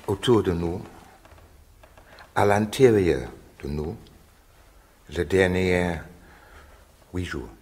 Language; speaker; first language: French; non-native, fluent; English